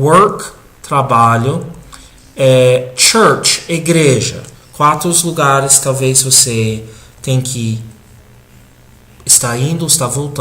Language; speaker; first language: Portuguese; non-native, fluent; English